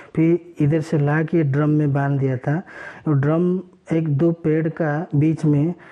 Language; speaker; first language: Hindi; non-native, local second language; Odia